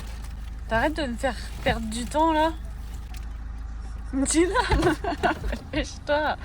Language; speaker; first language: French; native; French